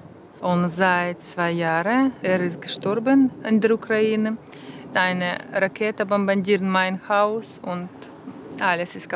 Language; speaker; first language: German; non-native, learner; Ukrainian